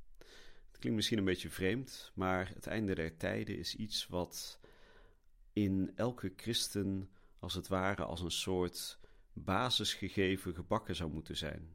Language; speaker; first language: Dutch; native; Dutch